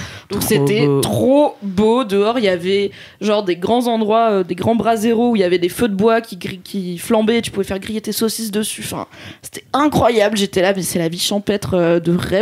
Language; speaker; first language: French; native; French